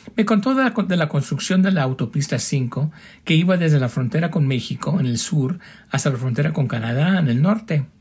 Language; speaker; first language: Spanish; early bilingual, heritage; Spanish